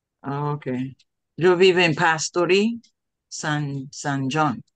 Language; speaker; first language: Spanish; non-native, learner; English